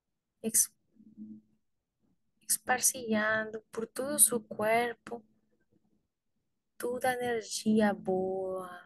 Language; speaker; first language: Portuguese; non-native, learner; Spanish